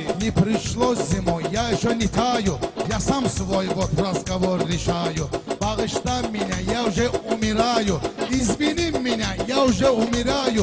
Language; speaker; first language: Russian; non-native, local second language; Talysh